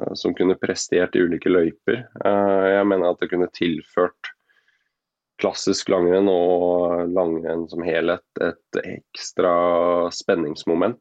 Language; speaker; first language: Norwegian; native; Norwegian